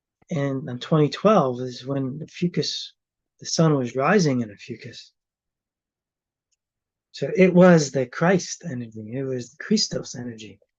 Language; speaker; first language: English; native; English